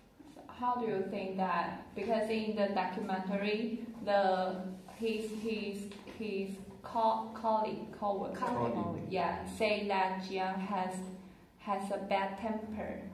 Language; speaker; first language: English; non-native, learner; Chinese